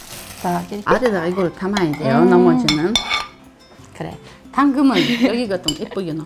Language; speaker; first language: Korean; non-native, learner; Russian